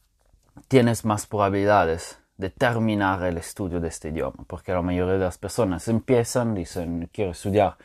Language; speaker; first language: Spanish; non-native, fluent; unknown